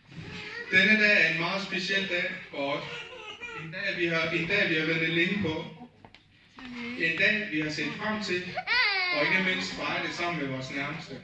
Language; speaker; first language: Danish; early bilingual, other home language; Vietnamese